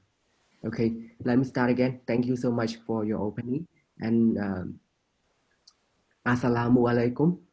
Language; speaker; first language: English; non-native, fluent; Khmer